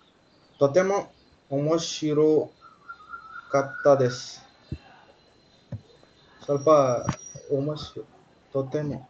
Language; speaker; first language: Japanese; non-native, learner; Kannada